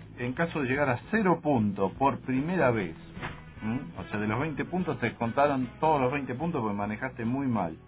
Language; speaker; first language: Spanish; native; Spanish